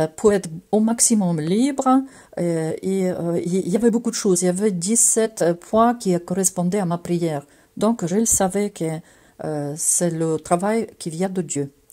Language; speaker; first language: French; non-native, fluent; Russian